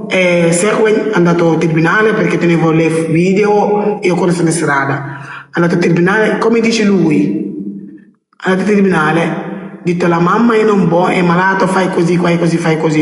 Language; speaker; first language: Italian; non-native, learner; Wolof